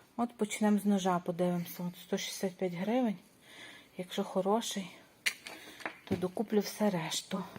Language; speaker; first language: Ukrainian; native; Ukrainian